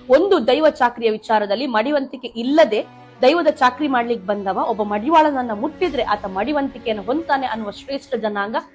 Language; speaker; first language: Kannada; non-native, local second language; Tulu